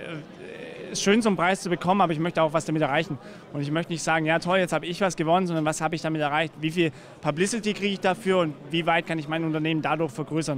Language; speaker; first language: German; native; German